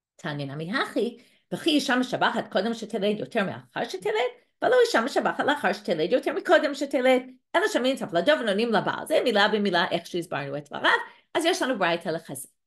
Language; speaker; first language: Hebrew; non-native, fluent; English